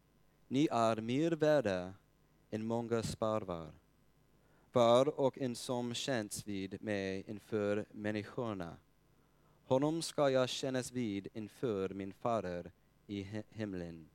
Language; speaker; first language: Swedish; non-native, fluent; English